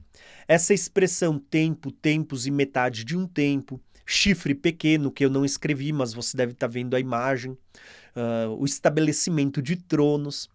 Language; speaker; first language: Portuguese; native; Portuguese